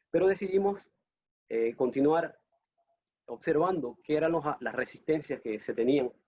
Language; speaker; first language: Spanish; native; Spanish